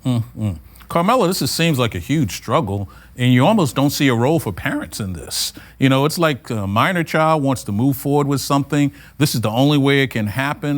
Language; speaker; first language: English; native; English